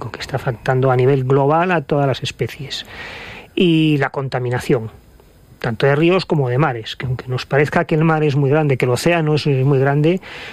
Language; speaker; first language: Spanish; native; Spanish